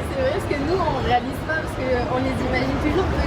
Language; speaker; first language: French; native; French